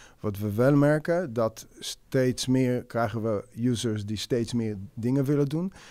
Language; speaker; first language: Dutch; non-native, fluent; Hebrew